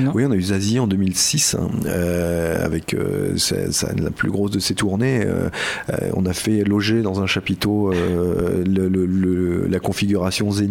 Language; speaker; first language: French; native; French